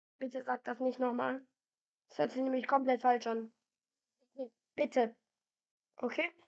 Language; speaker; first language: German; native; German